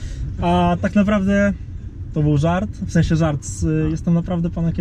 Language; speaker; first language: Polish; native; Polish